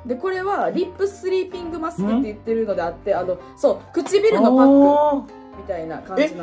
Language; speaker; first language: Japanese; native; Japanese